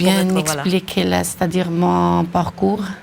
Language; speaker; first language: French; non-native, local second language; Arabic